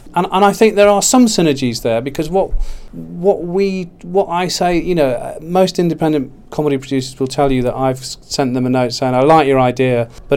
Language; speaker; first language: English; native; English